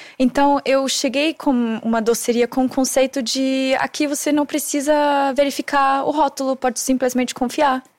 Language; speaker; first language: Portuguese; non-native, fluent; German